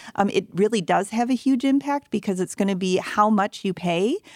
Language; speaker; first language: English; native; English